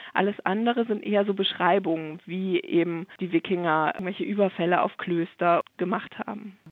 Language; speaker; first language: German; native; German